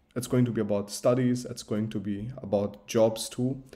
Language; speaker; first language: English; non-native, local second language; Hindi